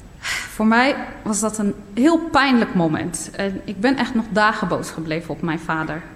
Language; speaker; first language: Dutch; early bilingual, other home language; Berber languages